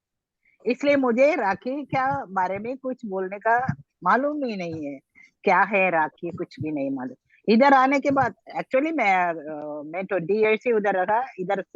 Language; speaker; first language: Hindi; non-native, local second language; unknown